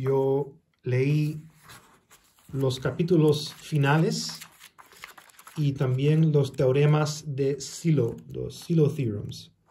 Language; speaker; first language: Spanish; early bilingual, heritage; Spanish